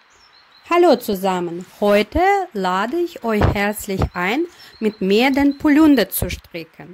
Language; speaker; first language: German; non-native, learner; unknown